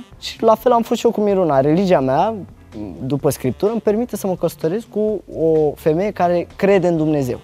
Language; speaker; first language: Romanian; early bilingual, other home language; Arabic